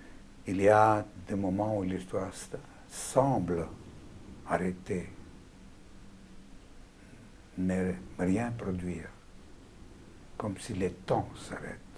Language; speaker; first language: French; non-native, fluent; Greek